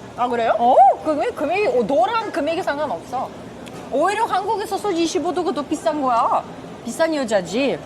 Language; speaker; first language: Korean; non-native, fluent; Uzbek